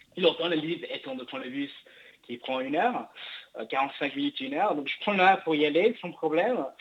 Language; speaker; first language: French; non-native, fluent; English